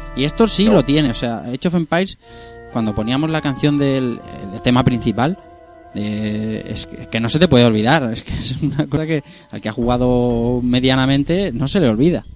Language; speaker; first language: Spanish; native; Spanish